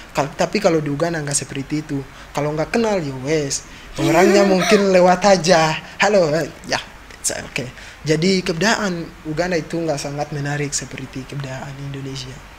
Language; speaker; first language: Indonesian; non-native, fluent; Ganda